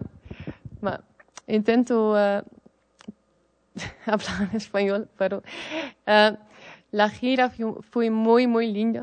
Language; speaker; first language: Spanish; non-native, learner; Dutch